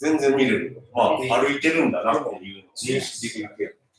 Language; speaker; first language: Japanese; native; Japanese